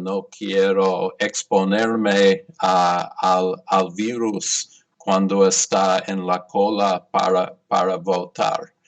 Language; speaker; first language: Spanish; non-native, fluent; English